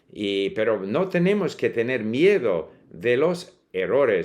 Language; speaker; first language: Spanish; non-native, fluent; English